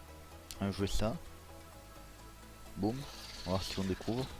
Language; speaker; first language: French; native; French